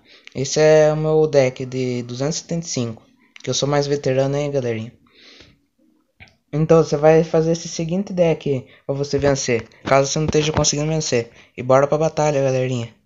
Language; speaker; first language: Portuguese; native; Portuguese